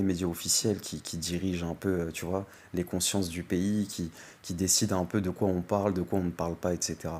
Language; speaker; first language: French; native; French